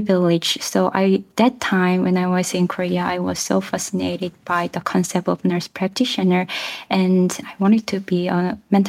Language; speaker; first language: English; non-native, fluent; Korean